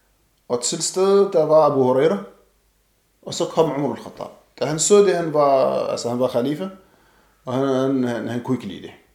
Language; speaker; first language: Danish; non-native, fluent; Arabic